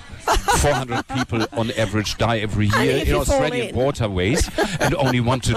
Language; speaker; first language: English; non-native, fluent; German